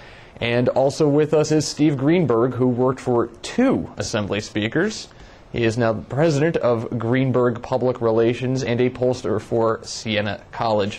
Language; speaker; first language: English; native; English